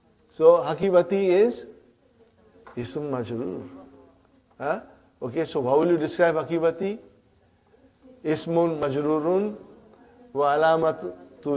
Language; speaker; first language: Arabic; non-native, fluent; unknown